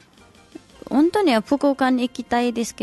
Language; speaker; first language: Japanese; non-native, learner; Nepali